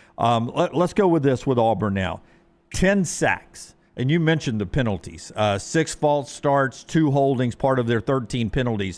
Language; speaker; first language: English; native; English